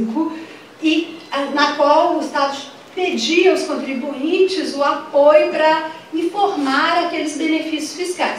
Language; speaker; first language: Portuguese; native; Portuguese